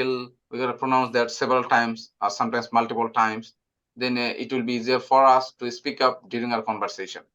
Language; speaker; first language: English; non-native, fluent; Bangla